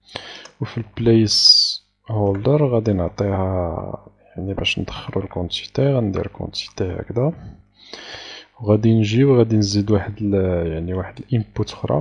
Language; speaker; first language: Arabic; native; Arabic